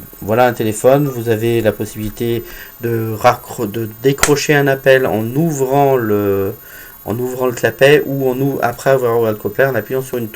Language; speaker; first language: French; native; French